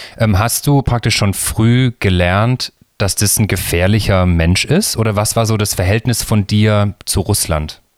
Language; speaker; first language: German; native; German